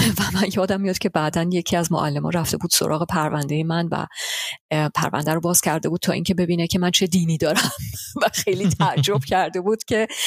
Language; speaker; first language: Persian; early bilingual, heritage; Persian